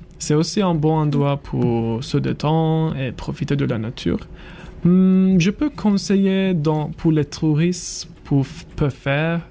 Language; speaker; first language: French; non-native, learner; Turkish